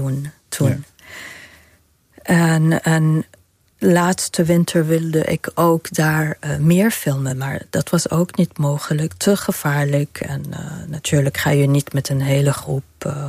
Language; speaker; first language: Dutch; non-native, fluent; Arabic